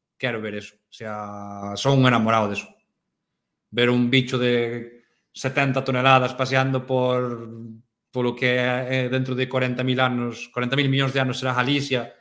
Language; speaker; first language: Galician; native; Galician